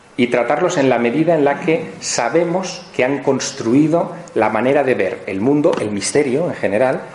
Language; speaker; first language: Spanish; native; Spanish